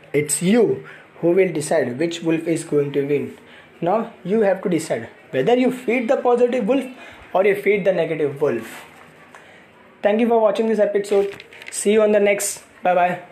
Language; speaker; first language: English; non-native, local second language; Hindi